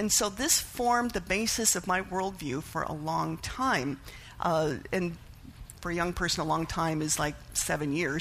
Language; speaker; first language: English; native; English